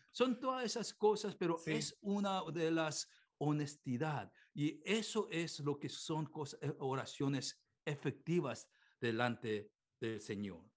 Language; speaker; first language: Spanish; non-native, fluent; Korean